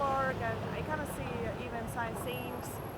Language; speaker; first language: English; non-native, fluent; Russian